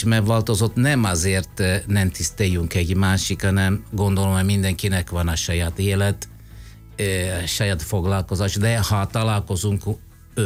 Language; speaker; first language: Hungarian; non-native, learner; Italian